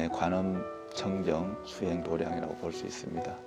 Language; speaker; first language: Korean; native; Korean